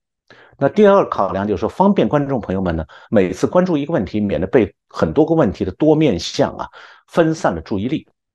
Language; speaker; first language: Chinese; native; Chinese